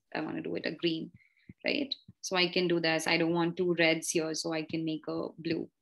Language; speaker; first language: English; non-native, local second language; Hindi